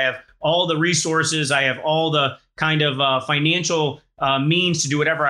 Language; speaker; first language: English; native; English